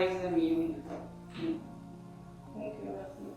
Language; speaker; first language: French; non-native, local second language; Luxembourgish